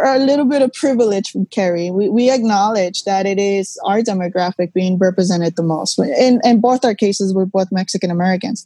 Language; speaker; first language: English; native; English